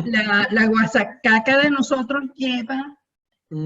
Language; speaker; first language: Spanish; native; Spanish